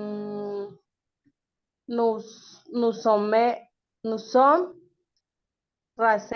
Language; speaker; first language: French; non-native, learner; Spanish